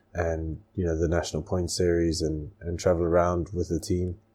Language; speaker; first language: English; native; English